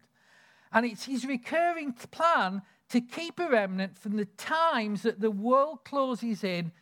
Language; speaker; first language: English; native; English